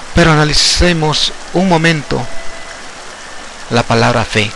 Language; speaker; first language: Spanish; native; Spanish